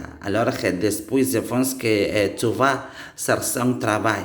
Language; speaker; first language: French; non-native, learner; Indonesian